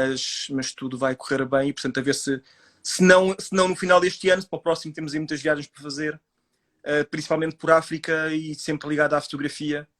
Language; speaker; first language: Portuguese; native; Portuguese